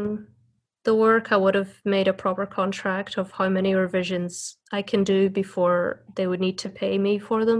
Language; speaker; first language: English; native; English